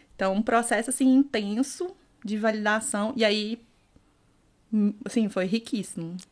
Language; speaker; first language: Portuguese; native; Portuguese